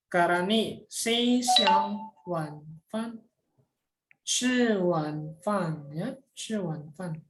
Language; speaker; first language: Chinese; non-native, fluent; Indonesian